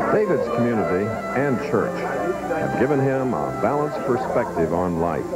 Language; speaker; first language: English; native; English